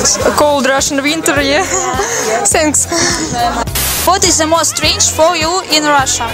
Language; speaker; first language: English; non-native, learner; Russian